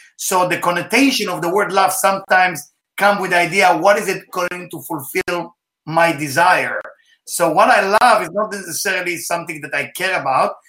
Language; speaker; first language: English; non-native, fluent; Hebrew